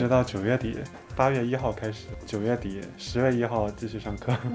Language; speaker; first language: Chinese; native; Chinese